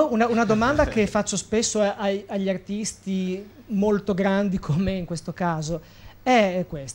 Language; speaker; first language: Italian; native; Italian